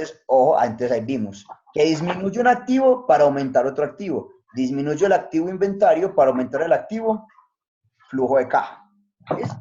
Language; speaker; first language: Spanish; native; Spanish